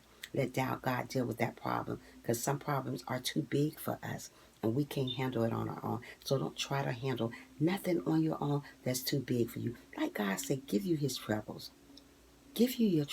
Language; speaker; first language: English; native; English